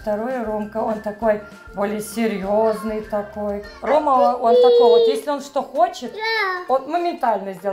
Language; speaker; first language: Russian; native; Russian